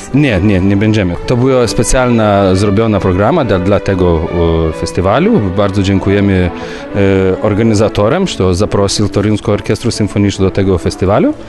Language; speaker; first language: Polish; non-native, fluent; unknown